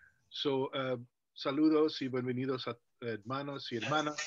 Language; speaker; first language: Spanish; non-native, fluent; English